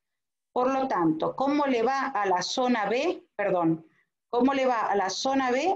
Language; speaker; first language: Spanish; native; Spanish